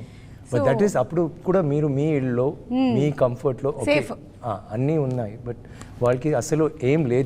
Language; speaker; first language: Telugu; non-native, learner; Tamil